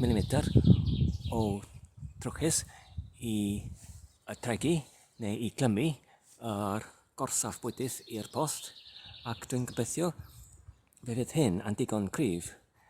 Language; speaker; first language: Welsh; non-native, learner; English